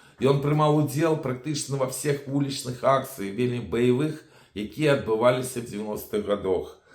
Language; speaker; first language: Belarusian; native; Belarusian